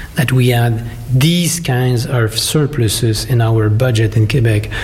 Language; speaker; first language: English; non-native, fluent; French